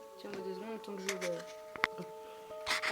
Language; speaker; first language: French; native; French